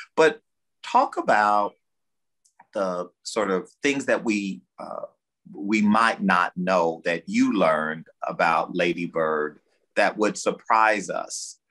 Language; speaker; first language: English; native; English